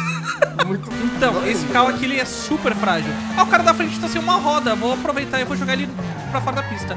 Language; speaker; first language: Portuguese; native; Portuguese